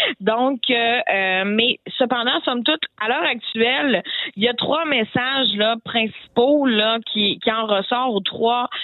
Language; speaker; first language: French; native; French